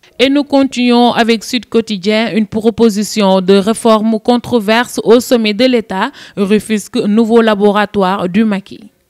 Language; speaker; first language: French; non-native, local second language; Wolof